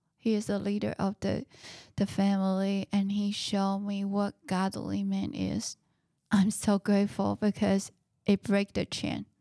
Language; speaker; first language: English; non-native, fluent; Chinese